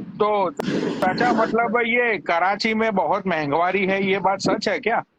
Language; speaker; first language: Hindi; native; Hindi